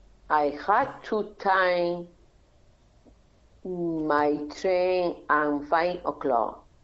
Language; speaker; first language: English; non-native, learner; Spanish